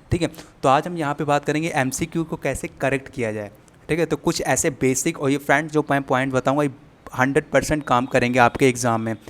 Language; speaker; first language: Hindi; native; Hindi